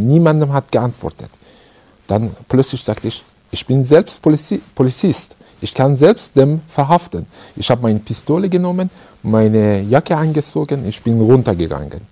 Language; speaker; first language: German; non-native, learner; Persian